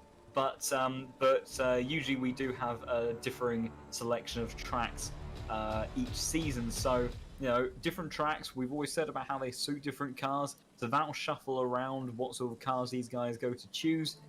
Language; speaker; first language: English; native; English